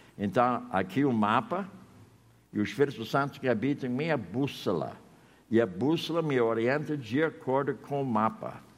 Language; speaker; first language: Portuguese; non-native, fluent; English